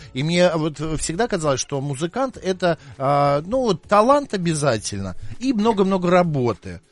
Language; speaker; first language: Russian; native; Russian